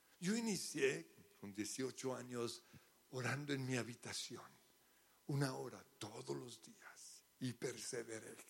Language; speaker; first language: Spanish; early bilingual, other home language; English